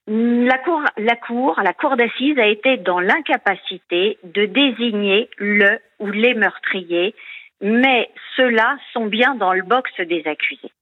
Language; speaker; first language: French; native; French